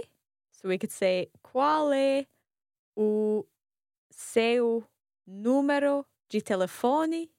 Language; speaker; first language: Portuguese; non-native, learner; English